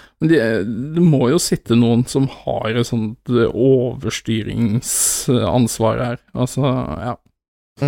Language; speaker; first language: Norwegian; native; Norwegian